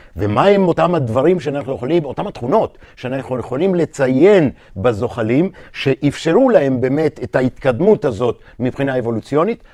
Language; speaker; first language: Hebrew; native; Hebrew